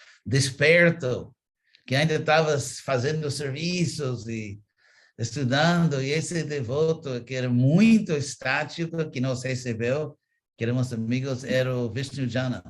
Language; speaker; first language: Portuguese; non-native, fluent; English